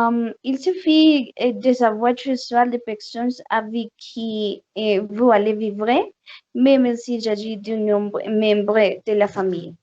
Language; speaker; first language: French; non-native, learner; Spanish